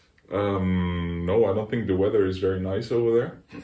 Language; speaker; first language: English; non-native, fluent; Dutch